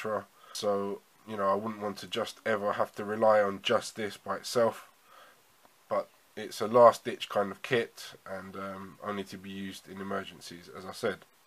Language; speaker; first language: English; native; English